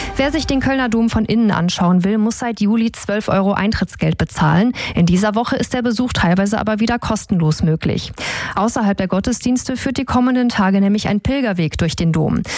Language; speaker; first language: German; native; German